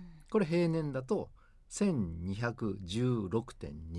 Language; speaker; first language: Japanese; native; Japanese